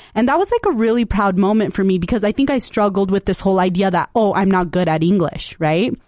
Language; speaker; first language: English; early bilingual, other home language; Punjabi